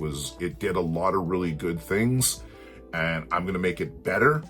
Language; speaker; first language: English; native; English